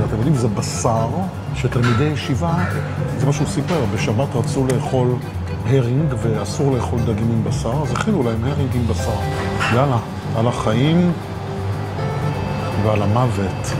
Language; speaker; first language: Hebrew; native; Hebrew